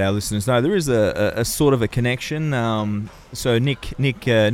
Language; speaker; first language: English; native; English